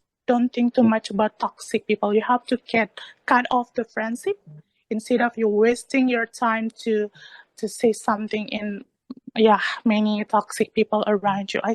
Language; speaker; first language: English; non-native, learner; Indonesian